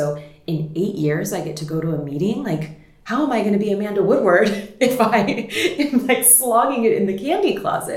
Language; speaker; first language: English; native; English